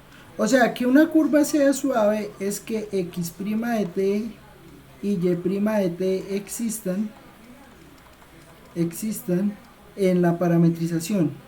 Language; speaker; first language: Spanish; native; Spanish